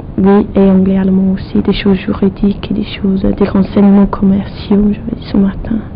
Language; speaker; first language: French; non-native, fluent; English